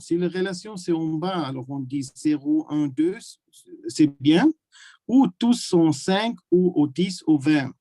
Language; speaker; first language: French; non-native, learner; German